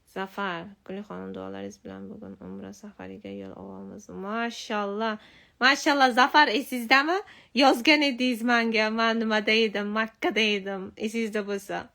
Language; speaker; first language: Uzbek; non-native, local second language; Tajik